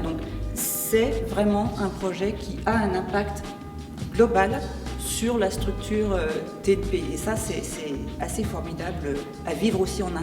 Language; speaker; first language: French; native; French